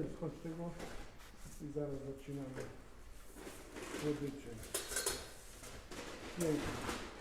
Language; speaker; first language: Polish; non-native, fluent; Italian